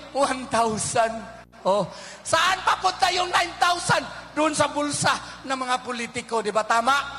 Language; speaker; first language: Filipino; non-native, local second language; Cebuano